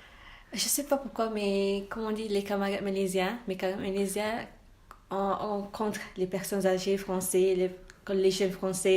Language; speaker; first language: French; non-native, learner; Malay